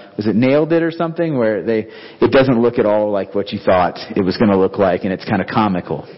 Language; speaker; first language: English; native; English